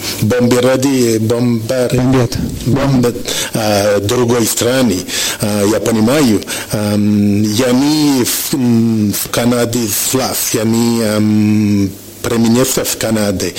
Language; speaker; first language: Russian; non-native, learner; French